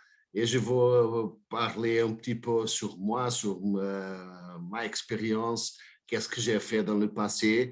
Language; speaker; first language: French; non-native, fluent; Portuguese